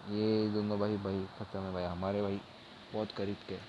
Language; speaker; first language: Hindi; non-native, local second language; Marathi